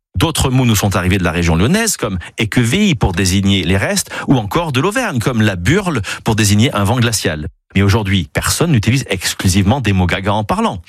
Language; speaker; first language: French; native; French